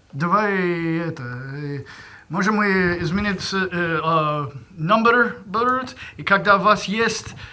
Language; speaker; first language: Russian; non-native, learner; English